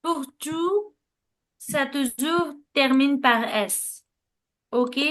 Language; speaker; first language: French; non-native, learner; Nepali